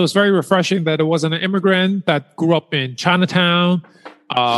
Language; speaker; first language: English; early bilingual, other home language; Chinese